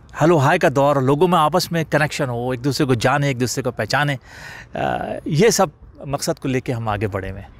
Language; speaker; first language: Urdu; native; Urdu